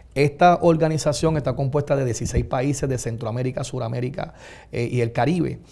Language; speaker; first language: Spanish; native; Spanish